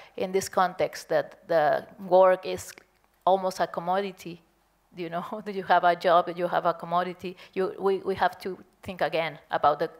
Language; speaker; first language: English; non-native, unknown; Spanish